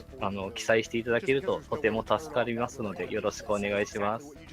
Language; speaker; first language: Japanese; native; Japanese